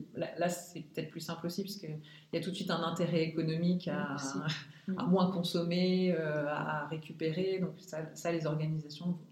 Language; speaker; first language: French; native; French